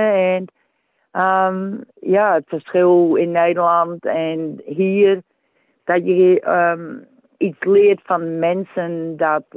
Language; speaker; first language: Dutch; early bilingual, heritage; Dutch